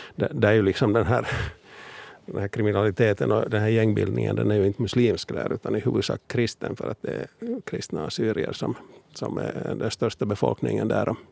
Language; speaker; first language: Swedish; native; Swedish